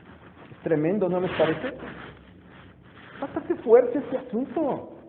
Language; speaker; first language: Spanish; native; Spanish